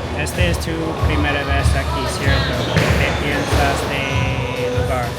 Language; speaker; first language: Spanish; non-native, learner; English